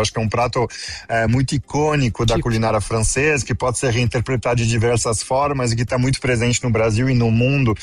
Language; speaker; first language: Portuguese; non-native, fluent; French